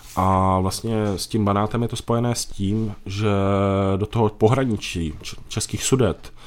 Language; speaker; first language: Czech; native; Czech